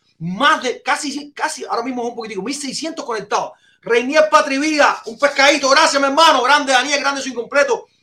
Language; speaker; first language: Spanish; native; Spanish